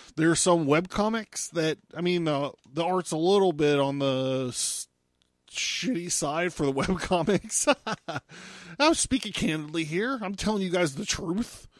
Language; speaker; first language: English; native; English